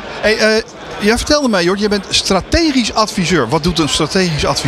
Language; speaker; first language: Dutch; native; Dutch